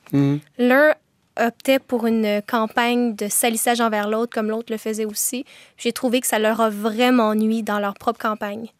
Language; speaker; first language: French; native; French